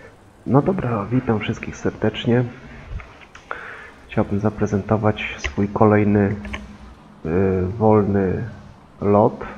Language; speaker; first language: Polish; native; Polish